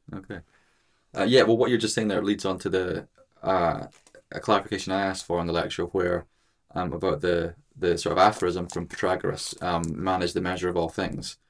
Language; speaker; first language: English; native; English